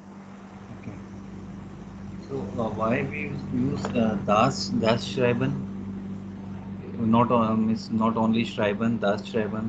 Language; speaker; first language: German; non-native, learner; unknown